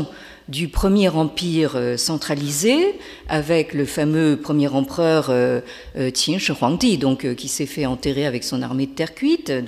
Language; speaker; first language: French; native; French